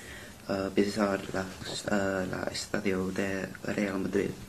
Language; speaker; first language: Spanish; non-native, learner; English